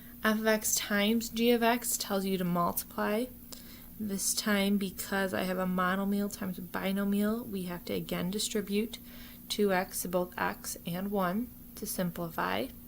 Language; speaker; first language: English; native; English